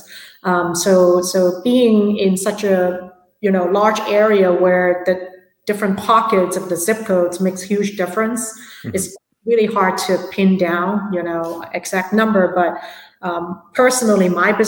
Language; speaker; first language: English; non-native, local second language; Cantonese